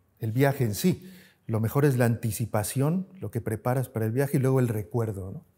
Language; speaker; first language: Spanish; native; Spanish